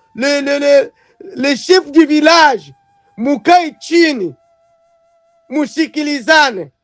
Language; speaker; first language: French; non-native, local second language; Swahili